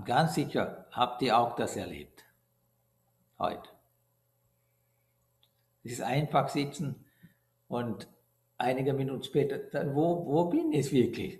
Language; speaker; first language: German; non-native, learner; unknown